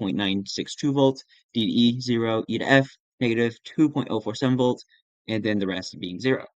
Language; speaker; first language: English; native; English